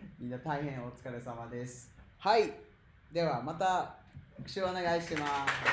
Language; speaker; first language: Japanese; non-native, fluent; English